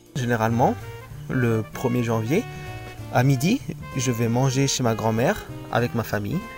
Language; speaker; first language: French; native; French